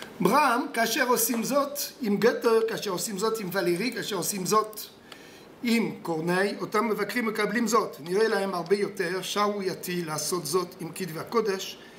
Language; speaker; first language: Hebrew; non-native, fluent; French